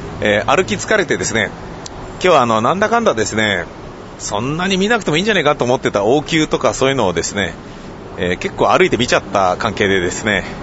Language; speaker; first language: Japanese; native; Japanese